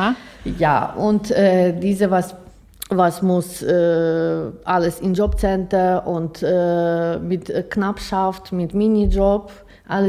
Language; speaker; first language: German; non-native, learner; Ukrainian